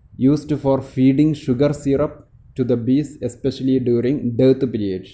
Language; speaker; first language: English; non-native, local second language; Malayalam